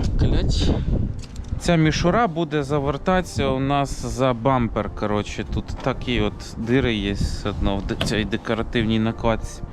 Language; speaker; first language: Ukrainian; non-native, local second language; Russian